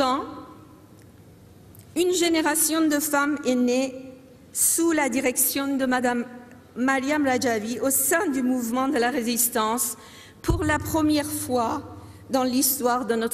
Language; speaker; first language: French; non-native, fluent; Persian